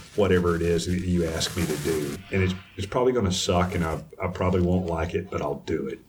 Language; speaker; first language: English; native; English